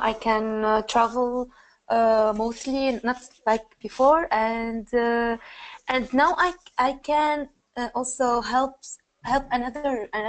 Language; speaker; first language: English; non-native, learner; Arabic